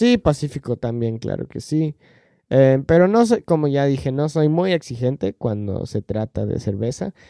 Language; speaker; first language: Spanish; non-native, fluent; English